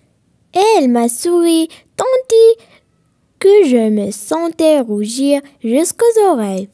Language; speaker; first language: French; non-native, local second language; Arabic